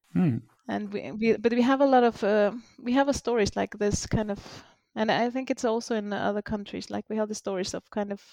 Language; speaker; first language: English; non-native, fluent; Icelandic